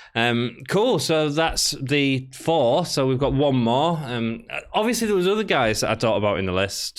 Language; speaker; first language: English; native; English